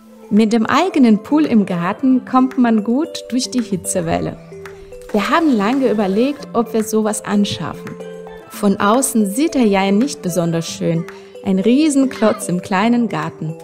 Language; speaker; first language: German; non-native, fluent; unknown